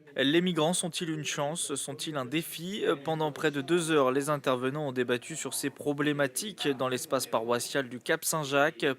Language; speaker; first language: French; native; French